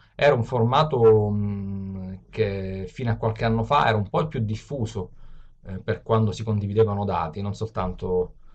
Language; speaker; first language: Italian; native; Italian